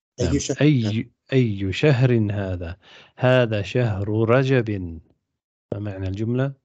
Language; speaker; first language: Arabic; non-native, fluent; English